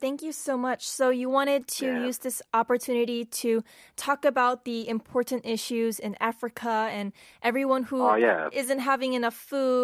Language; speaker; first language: English; non-native, fluent; Korean